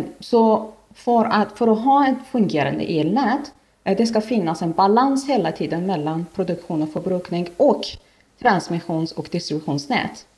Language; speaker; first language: Swedish; non-native, fluent; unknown